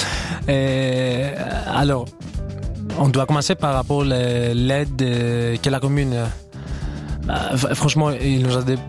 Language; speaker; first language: French; non-native, fluent; Greek